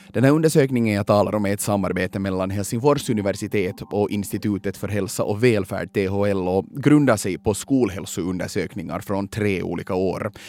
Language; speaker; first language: Swedish; native; Swedish